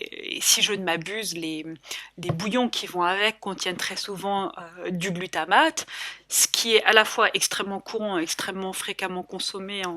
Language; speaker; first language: French; native; French